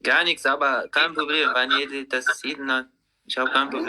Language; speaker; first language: German; non-native, learner; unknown